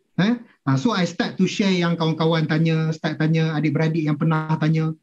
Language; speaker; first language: Malay; native; Malay